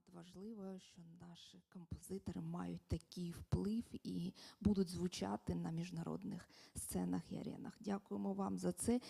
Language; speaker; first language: Ukrainian; native; Ukrainian